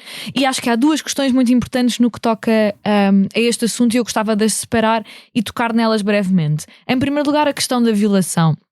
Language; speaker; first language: Portuguese; native; Portuguese